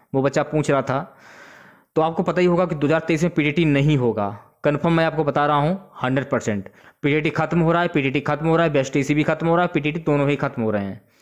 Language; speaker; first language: Hindi; native; Hindi